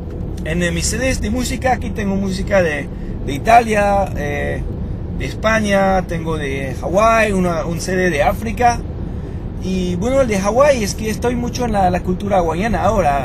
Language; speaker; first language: Spanish; non-native, fluent; French